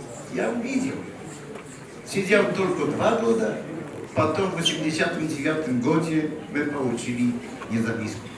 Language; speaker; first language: Russian; non-native, learner; Polish